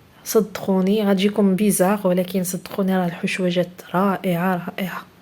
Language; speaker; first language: Arabic; native; Arabic